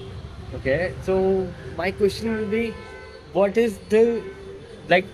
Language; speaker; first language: English; non-native, fluent; Hindi